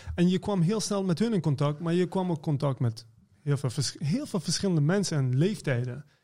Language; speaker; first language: Dutch; early bilingual, other home language; Persian